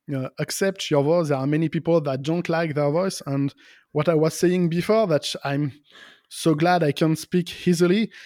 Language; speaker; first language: English; non-native, learner; French